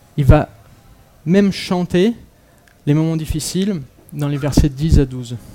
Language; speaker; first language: French; non-native, fluent; Portuguese